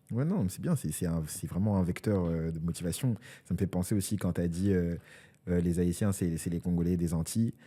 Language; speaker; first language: French; early bilingual, other home language; Lingala